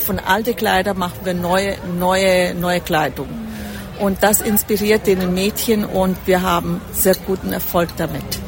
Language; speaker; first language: German; early bilingual, heritage; German